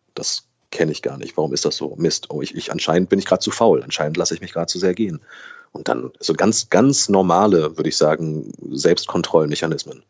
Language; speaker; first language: German; early bilingual, other home language; Portuguese